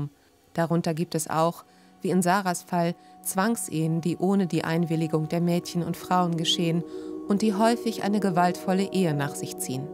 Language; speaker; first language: German; native; German